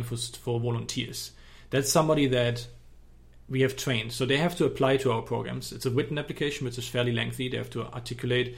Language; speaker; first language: English; non-native, fluent; German